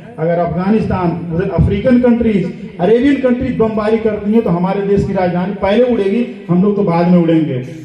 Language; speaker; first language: Hindi; native; Hindi